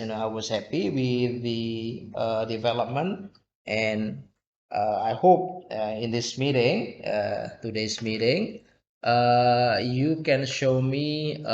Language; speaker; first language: English; non-native, fluent; Indonesian